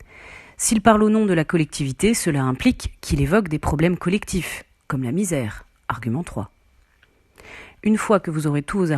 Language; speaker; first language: French; native; French